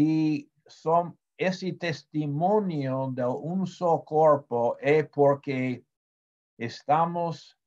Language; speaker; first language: Portuguese; non-native, fluent; Spanish